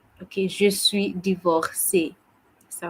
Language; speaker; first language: French; non-native, fluent; English